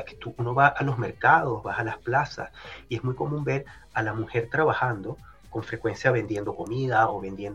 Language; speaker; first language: Spanish; native; Spanish